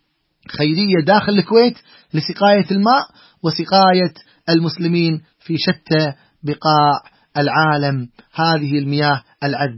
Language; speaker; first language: Arabic; native; Arabic